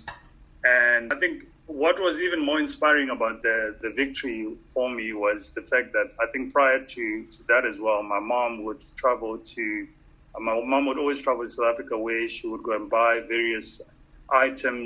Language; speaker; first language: English; non-native, local second language; Shona